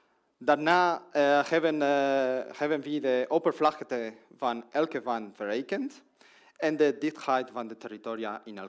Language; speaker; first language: Dutch; non-native, learner; Spanish